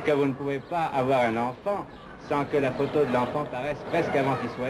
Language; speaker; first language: French; native; French